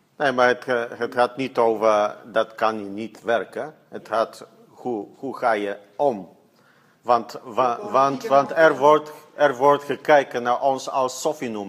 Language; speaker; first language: Dutch; non-native, fluent; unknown